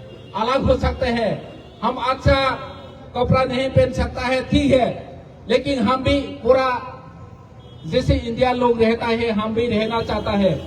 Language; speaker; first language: Hindi; non-native, local second language; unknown